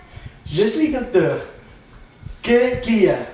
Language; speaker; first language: French; non-native, learner; Spanish